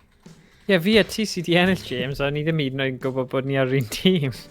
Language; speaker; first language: Welsh; native; Welsh